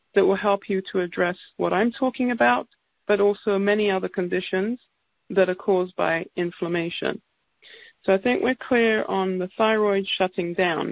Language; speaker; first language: English; native; English